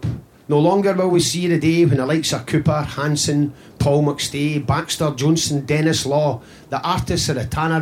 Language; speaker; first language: English; native; English